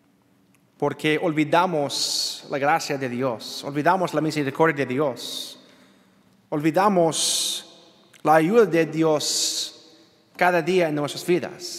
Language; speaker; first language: Spanish; non-native, learner; English